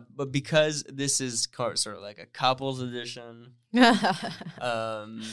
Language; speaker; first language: English; native; English